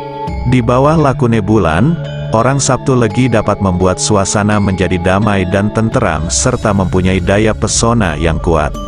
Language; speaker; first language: Indonesian; non-native, local second language; Javanese